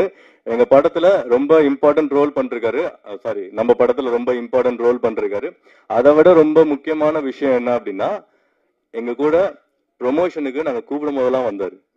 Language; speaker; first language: Tamil; native; Tamil